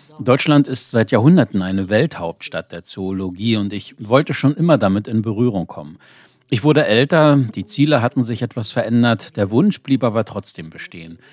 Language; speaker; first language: German; non-native, fluent; Ukrainian